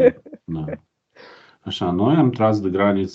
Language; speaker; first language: Romanian; non-native, learner; Ukrainian